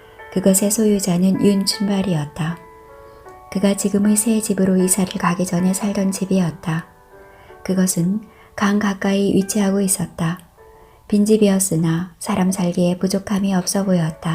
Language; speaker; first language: Korean; native; Korean